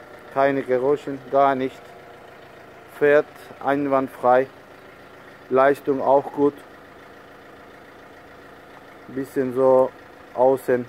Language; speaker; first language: German; non-native, learner; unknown